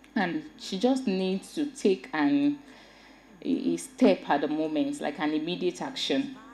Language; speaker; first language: English; non-native, local second language; Yoruba